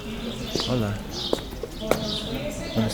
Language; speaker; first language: Spanish; non-native, learner; English